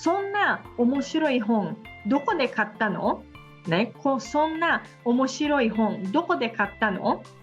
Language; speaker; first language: Japanese; non-native, fluent; Portuguese